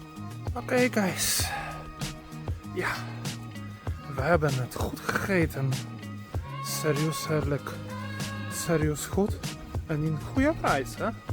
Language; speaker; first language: Dutch; non-native, learner; Polish